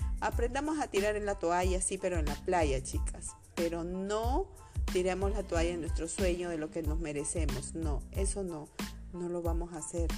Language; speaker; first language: Spanish; native; Spanish